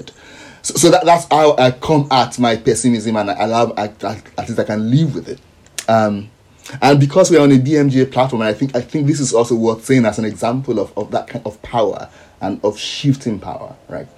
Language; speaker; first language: English; non-native, local second language; Yoruba